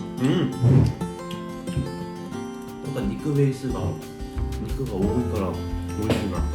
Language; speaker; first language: Japanese; non-native, fluent; Korean